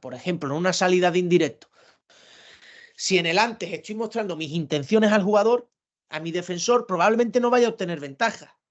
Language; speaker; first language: Spanish; native; Spanish